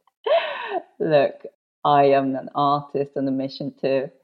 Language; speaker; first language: English; non-native, fluent; Japanese